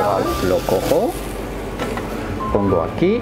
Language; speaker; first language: Spanish; non-native, learner; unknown